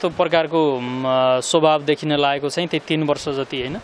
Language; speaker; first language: Nepali; native; Nepali